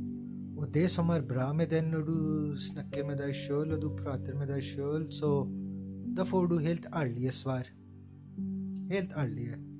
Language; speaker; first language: Norwegian; non-native, fluent; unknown